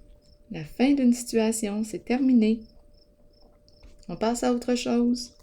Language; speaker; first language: French; native; French